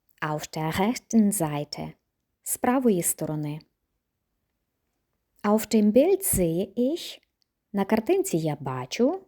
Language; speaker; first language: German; non-native, fluent; Ukrainian